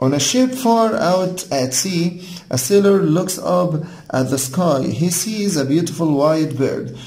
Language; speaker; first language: English; non-native, fluent; Arabic